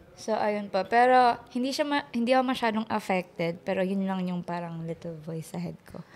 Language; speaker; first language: Filipino; non-native, local second language; Cebuano